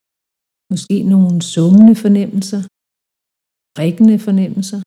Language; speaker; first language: Danish; native; Danish